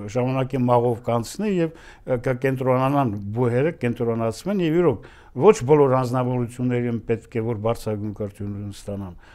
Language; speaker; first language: Armenian; native; Armenian